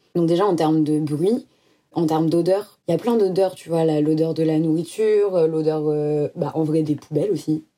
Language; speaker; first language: French; native; French